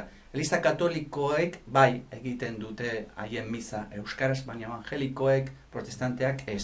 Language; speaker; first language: Basque; non-native, fluent; Spanish